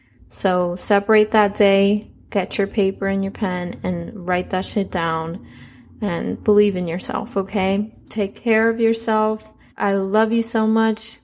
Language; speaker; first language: English; early bilingual, other home language; Spanish